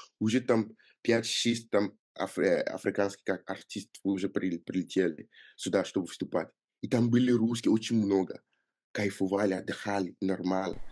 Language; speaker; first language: Russian; non-native, fluent; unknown